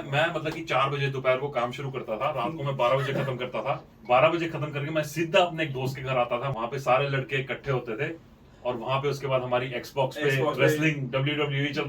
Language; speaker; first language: Hindi; native; Hindi